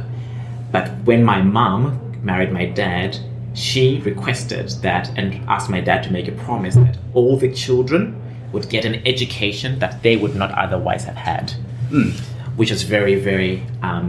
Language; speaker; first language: English; native; English